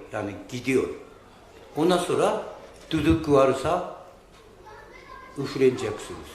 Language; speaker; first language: Turkish; non-native, fluent; Japanese